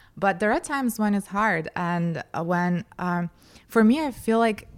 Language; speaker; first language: English; non-native, fluent; Russian